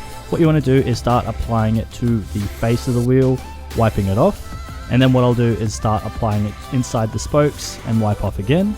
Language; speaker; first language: English; native; English